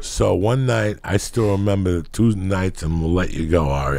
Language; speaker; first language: English; native; English